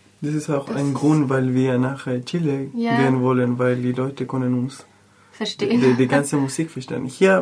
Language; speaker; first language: German; non-native, learner; Spanish